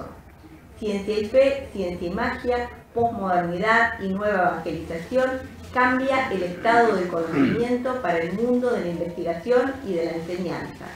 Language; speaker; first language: Spanish; native; Spanish